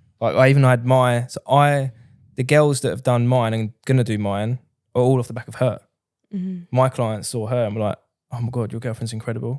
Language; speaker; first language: English; native; English